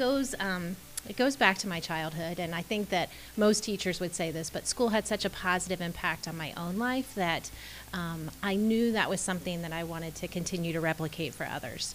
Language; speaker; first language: English; native; English